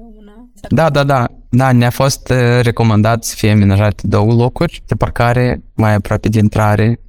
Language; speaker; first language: Romanian; non-native, local second language; Russian